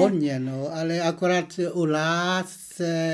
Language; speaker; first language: Czech; non-native, learner; Vietnamese